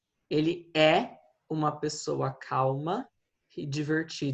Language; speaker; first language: Portuguese; non-native, fluent; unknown